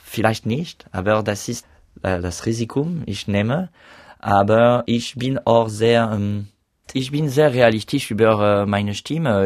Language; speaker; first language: German; non-native, learner; French